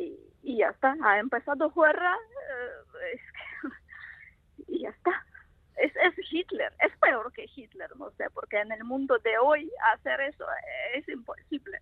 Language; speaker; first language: Spanish; non-native, fluent; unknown